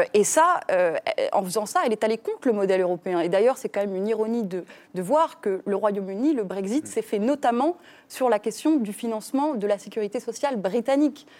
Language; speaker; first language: French; native; French